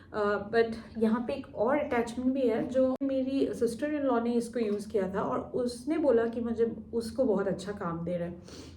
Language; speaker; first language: Hindi; non-native, local second language; Assamese